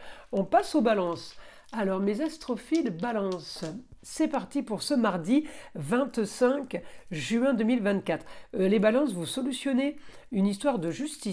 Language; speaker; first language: French; native; French